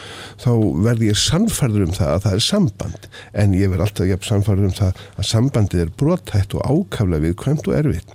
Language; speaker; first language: Icelandic; native; Icelandic